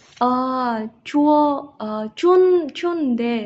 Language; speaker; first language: Korean; non-native, learner; Indonesian